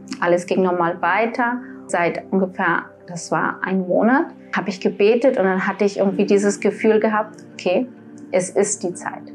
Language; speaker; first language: German; early bilingual, other home language; Spanish